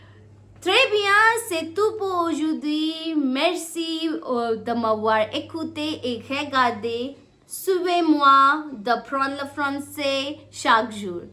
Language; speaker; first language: French; non-native, fluent; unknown